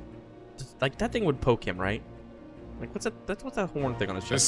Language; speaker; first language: English; native; English